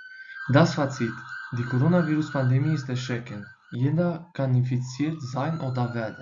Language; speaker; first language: German; non-native, fluent; Albanian